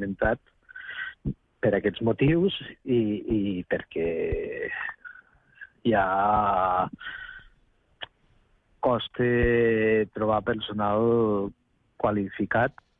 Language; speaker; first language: Catalan; native; Catalan